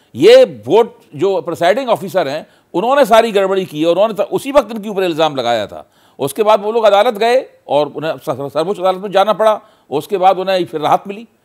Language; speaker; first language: Hindi; native; Hindi